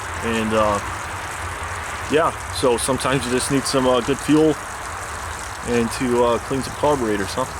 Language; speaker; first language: English; native; English